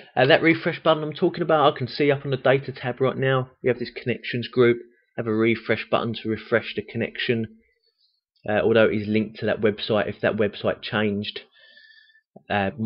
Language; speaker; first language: English; native; English